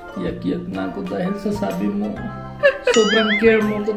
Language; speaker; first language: Filipino; non-native, learner; Punjabi